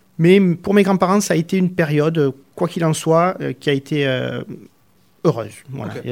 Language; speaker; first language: French; native; French